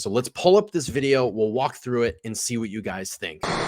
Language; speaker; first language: English; native; English